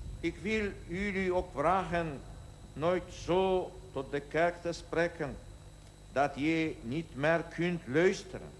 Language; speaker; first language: Dutch; non-native, learner; Polish